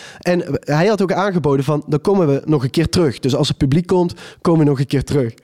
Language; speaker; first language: Dutch; native; Dutch